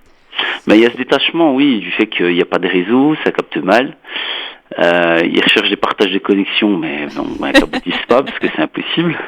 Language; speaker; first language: French; native; French